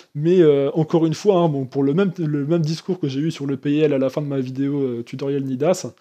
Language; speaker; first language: French; native; French